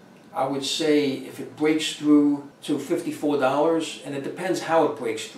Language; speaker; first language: English; native; English